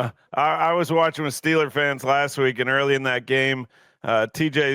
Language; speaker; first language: English; native; English